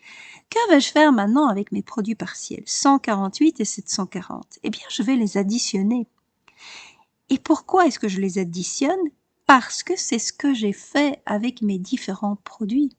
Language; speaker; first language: French; native; French